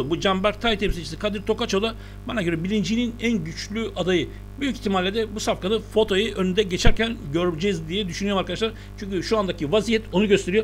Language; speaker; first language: Turkish; native; Turkish